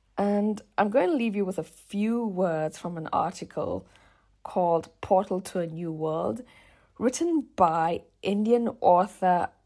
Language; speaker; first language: English; native; English